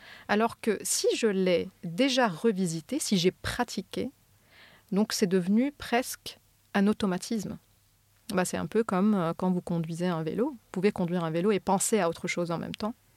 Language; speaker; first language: French; non-native, fluent; Arabic